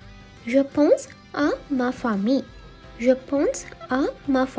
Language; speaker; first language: French; non-native, learner; Sinhala